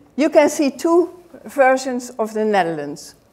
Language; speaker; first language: English; non-native, fluent; Dutch